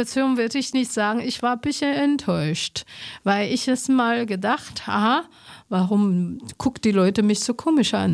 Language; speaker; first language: German; non-native, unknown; Chinese